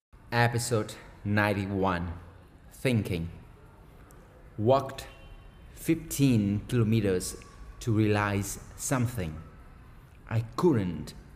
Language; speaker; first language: English; non-native, learner; Vietnamese